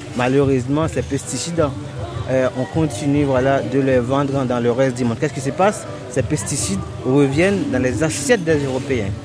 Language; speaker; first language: French; non-native, local second language; Haitian Creole